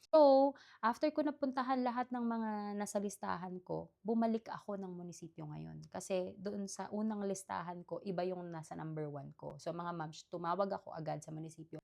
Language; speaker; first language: Filipino; native; Filipino